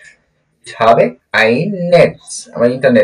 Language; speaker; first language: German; non-native, learner; Bangla